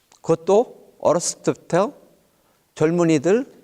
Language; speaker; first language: Korean; native; Korean